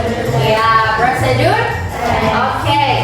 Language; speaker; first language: English; non-native, learner; Indonesian